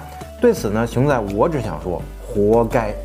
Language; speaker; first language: Chinese; native; Chinese